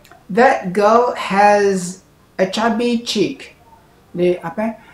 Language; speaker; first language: English; non-native, fluent; Indonesian